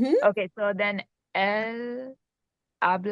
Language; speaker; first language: Spanish; non-native, learner; English